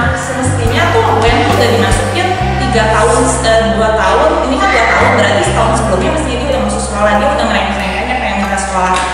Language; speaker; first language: Indonesian; native; Indonesian